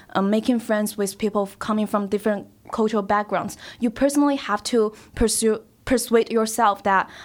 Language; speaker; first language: English; non-native, fluent; Chinese